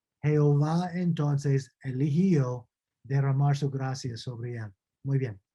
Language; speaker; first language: Spanish; non-native, fluent; English